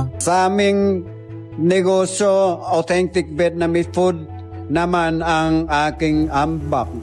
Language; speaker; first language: Filipino; non-native, learner; Vietnamese